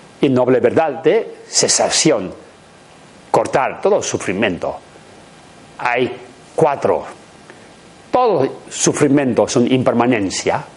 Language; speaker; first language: Spanish; non-native, learner; Tibetan